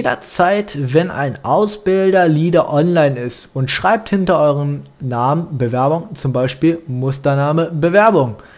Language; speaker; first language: German; native; German